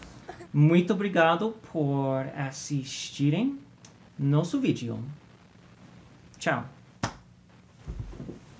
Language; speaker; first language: Portuguese; non-native, learner; English